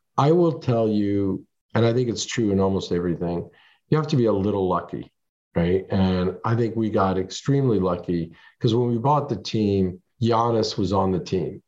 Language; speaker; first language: English; early bilingual, other home language; French